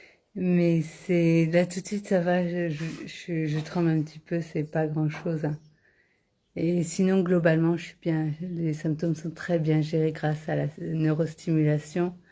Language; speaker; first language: French; native; French